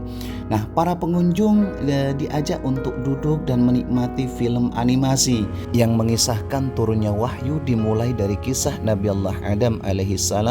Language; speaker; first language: Indonesian; native; Indonesian